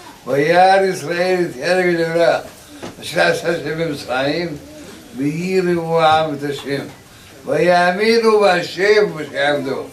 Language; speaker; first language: Hebrew; early bilingual, other home language; Arabic